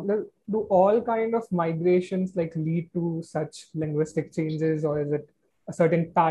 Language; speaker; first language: English; non-native, local second language; Hindi